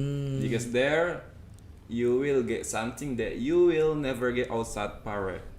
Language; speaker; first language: English; non-native, fluent; Indonesian